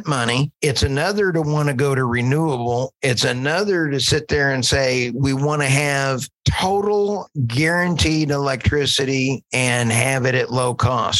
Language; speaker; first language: English; native; English